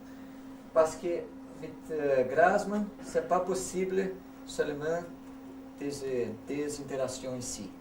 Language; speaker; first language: French; non-native, learner; Portuguese